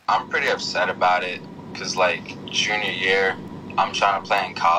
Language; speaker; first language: English; native; English